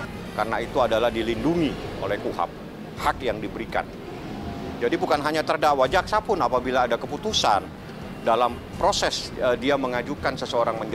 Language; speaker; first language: Indonesian; native; Indonesian